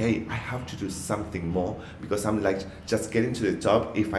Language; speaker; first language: English; non-native, learner; Spanish